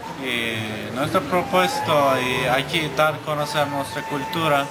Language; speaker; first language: Spanish; non-native, learner; Turkish